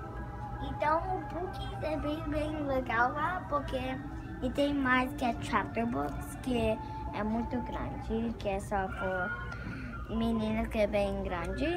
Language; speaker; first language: Portuguese; early bilingual, heritage; Portuguese